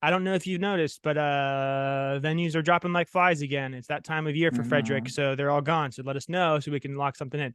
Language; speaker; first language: English; native; English